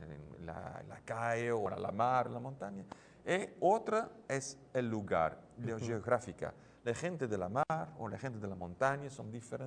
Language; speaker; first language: Spanish; non-native, learner; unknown